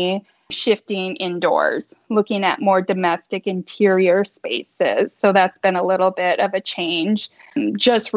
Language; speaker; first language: English; native; English